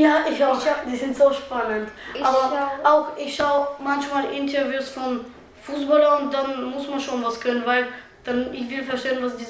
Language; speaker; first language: German; early bilingual, other home language; Bulgarian